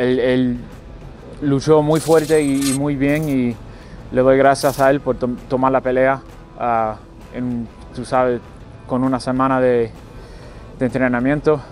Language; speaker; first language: Spanish; early bilingual, heritage; Spanish